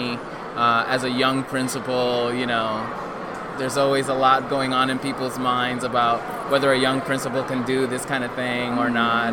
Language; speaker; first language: English; early bilingual, other home language; Spanish